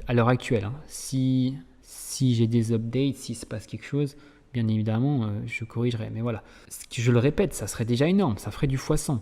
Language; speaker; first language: French; native; French